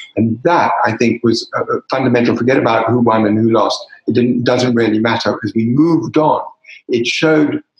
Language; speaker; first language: English; native; English